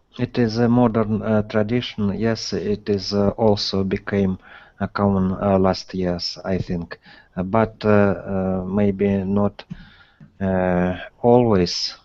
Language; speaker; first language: English; non-native, learner; Russian